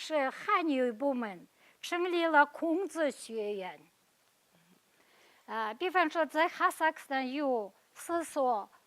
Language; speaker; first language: Chinese; non-native, fluent; Kazakh